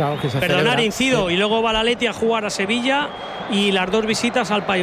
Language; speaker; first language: Spanish; native; Spanish